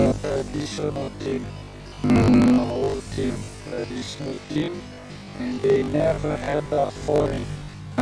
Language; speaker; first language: English; non-native, learner; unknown